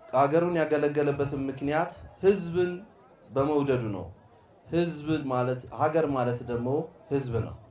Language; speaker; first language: Amharic; non-native, local second language; Hadiyya